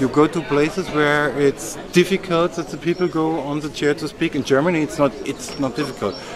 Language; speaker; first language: English; non-native, learner; German